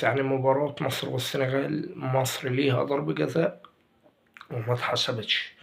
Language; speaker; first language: Arabic; native; Arabic